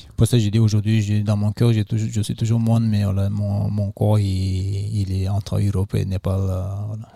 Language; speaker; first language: French; non-native, fluent; Nepali